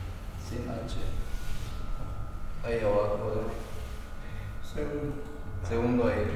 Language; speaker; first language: Spanish; non-native, local second language; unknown